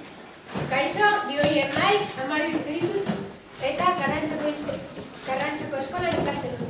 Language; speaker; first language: Basque; non-native, local second language; Spanish